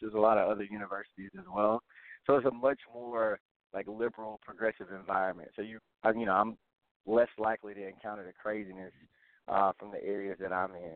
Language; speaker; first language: English; native; English